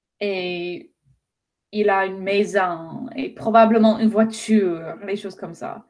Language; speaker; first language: French; non-native, fluent; English